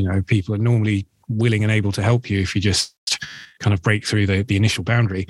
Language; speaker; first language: English; native; English